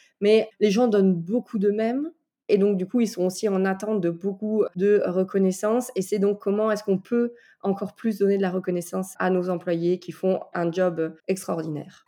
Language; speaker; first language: French; native; French